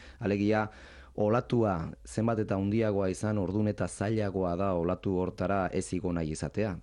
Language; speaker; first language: Basque; native; Basque